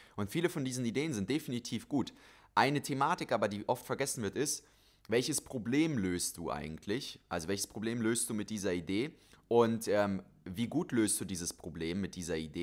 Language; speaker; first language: German; native; German